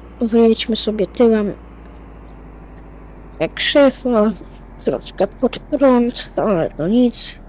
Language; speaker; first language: Polish; native; Polish